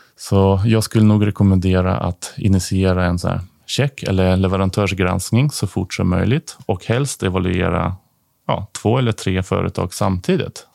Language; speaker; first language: Swedish; non-native, fluent; Ukrainian